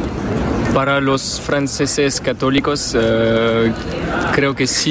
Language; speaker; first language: Spanish; non-native, learner; French